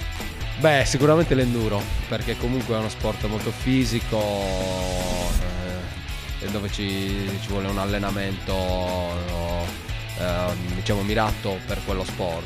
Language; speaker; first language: Italian; native; Italian